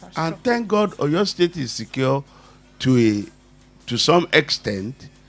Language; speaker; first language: English; non-native, local second language; Yoruba